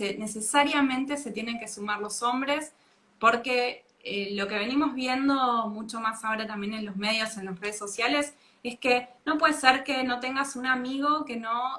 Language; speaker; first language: Spanish; native; Spanish